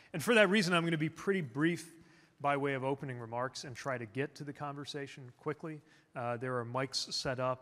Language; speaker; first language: English; native; English